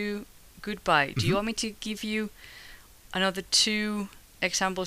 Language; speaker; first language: English; non-native, fluent; Spanish